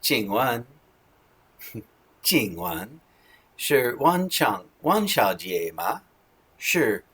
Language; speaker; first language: Chinese; non-native, learner; English